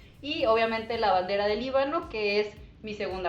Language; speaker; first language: Spanish; native; Spanish